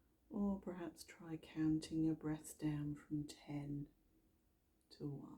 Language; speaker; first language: English; native; English